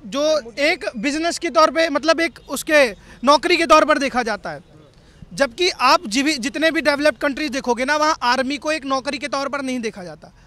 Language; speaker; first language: Hindi; native; Hindi